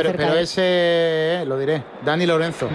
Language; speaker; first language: Spanish; native; Spanish